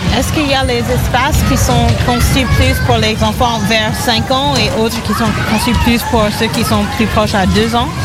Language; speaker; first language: French; non-native, fluent; English